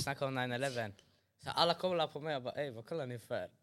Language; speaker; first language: Swedish; early bilingual, other home language; Arabic